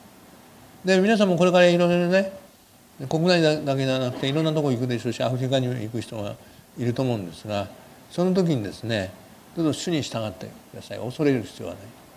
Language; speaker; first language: Japanese; native; Japanese